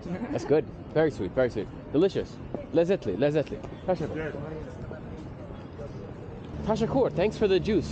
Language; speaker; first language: English; native; English